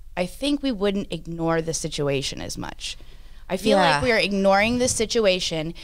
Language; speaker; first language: English; native; English